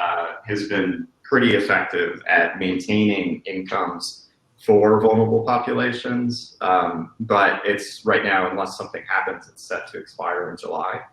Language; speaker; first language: English; native; English